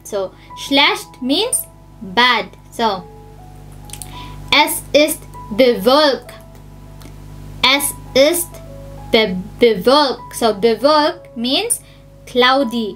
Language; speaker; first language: German; non-native, fluent; Filipino